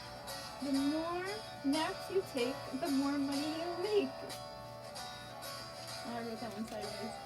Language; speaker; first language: English; native; English